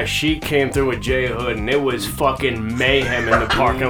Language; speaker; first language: English; native; English